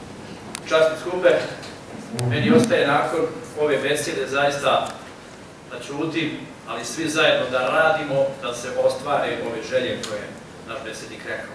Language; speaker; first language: Serbian; native; Serbian